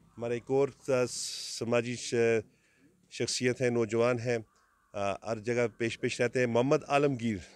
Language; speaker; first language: Urdu; non-native, local second language; Northern Hindko